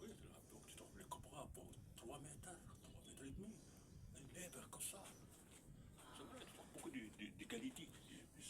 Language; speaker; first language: French; non-native, local second language; Arabic